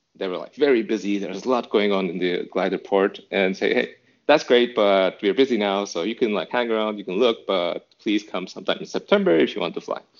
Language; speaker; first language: English; non-native, fluent; Turkish